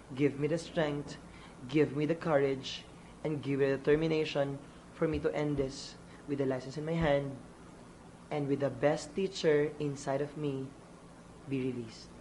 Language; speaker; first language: English; non-native, local second language; Filipino